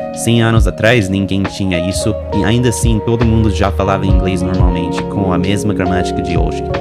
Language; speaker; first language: Portuguese; non-native, fluent; English